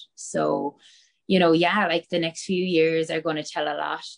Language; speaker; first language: English; native; English